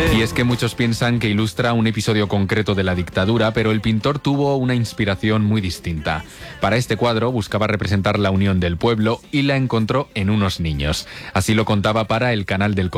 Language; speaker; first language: Spanish; native; Spanish